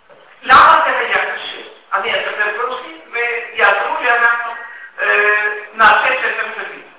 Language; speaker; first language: Hebrew; non-native, fluent; Russian